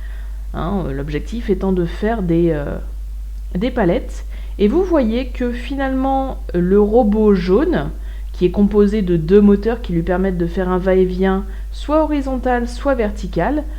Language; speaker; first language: French; native; French